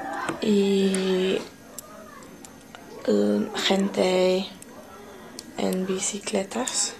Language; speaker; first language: Spanish; non-native, learner; English